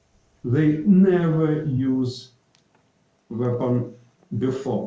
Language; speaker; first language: English; non-native, fluent; Ukrainian